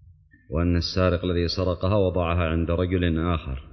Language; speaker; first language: Arabic; native; Arabic